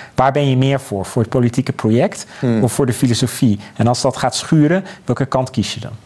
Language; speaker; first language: Dutch; native; Dutch